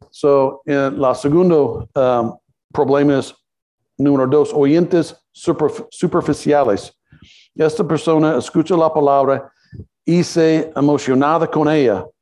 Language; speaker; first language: Spanish; non-native, learner; English